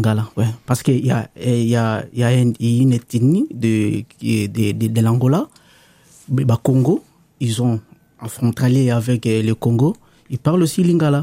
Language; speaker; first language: French; non-native, local second language; Lingala